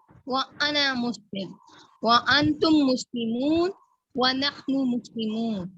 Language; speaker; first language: Arabic; non-native, learner; Urdu